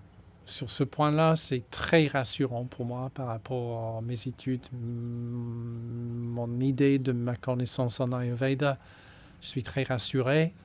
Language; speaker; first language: French; non-native, fluent; English